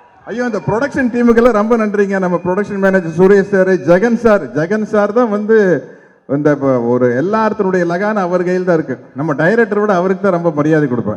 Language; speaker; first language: Tamil; native; Tamil